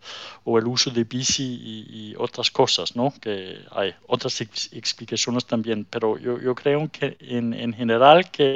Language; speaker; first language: Spanish; non-native, fluent; Danish